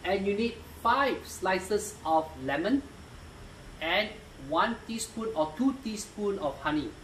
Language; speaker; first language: English; non-native, local second language; Malay